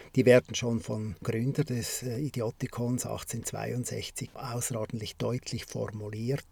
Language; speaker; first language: German; native; German